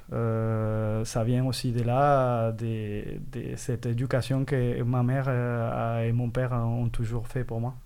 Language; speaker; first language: French; non-native, fluent; Spanish